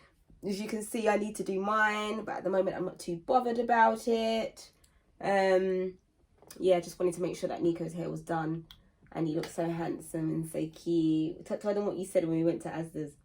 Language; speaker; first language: English; native; English